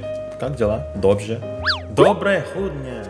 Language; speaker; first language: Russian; non-native, learner; Indonesian